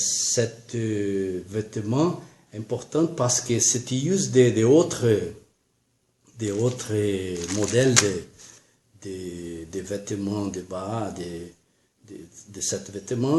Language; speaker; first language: French; non-native, learner; Portuguese